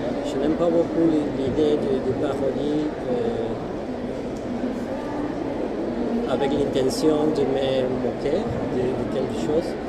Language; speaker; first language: French; non-native, fluent; Spanish